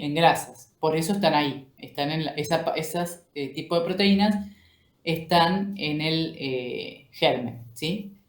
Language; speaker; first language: Spanish; native; Spanish